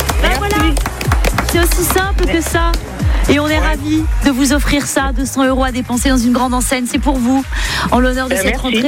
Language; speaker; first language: French; native; French